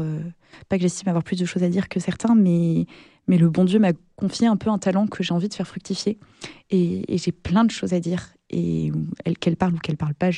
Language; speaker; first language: French; native; French